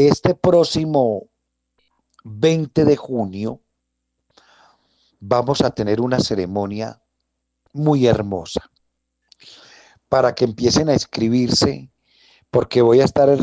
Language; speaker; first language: Spanish; native; Spanish